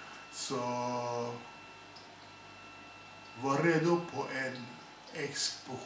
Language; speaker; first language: Swedish; non-native, fluent; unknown